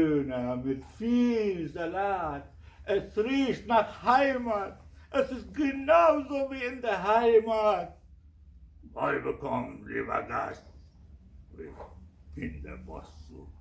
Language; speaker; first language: German; non-native, fluent; Kurdish